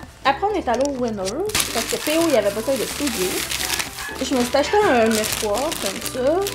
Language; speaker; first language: French; native; French